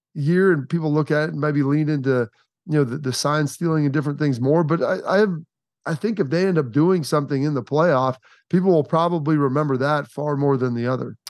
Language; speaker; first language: English; native; English